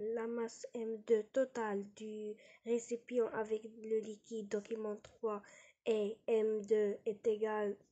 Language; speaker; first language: French; non-native, local second language; Arabic